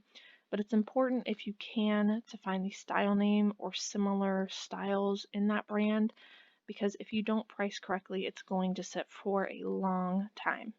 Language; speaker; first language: English; native; English